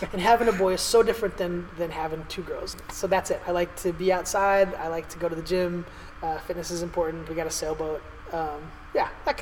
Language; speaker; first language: English; native; English